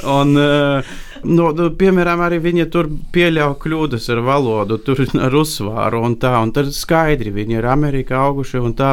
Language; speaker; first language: Latvian; non-native, fluent; Bulgarian